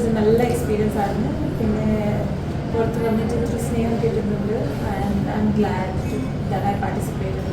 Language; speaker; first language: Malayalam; early bilingual, heritage; Malayalam